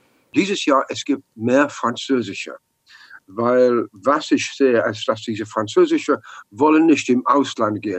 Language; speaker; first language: German; non-native, learner; English